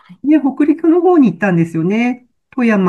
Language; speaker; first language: Japanese; native; Japanese